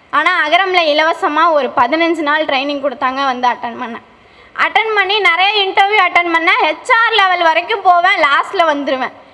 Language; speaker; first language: Tamil; native; Tamil